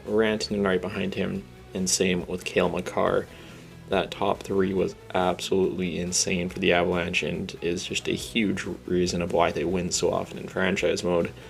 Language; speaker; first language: English; native; English